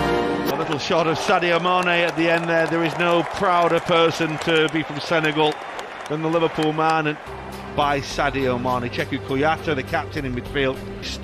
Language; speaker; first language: English; native; English